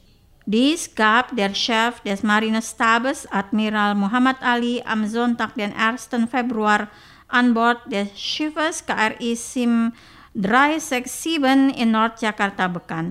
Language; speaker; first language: German; non-native, fluent; Indonesian